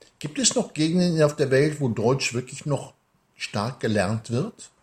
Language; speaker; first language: German; native; German